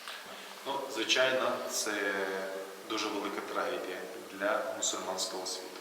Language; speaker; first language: Ukrainian; non-native, local second language; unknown